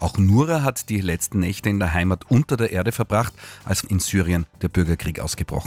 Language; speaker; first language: German; native; German